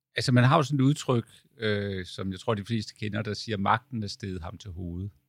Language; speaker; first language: Danish; native; Danish